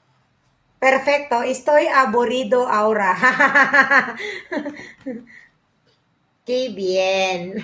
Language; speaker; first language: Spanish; non-native, learner; Filipino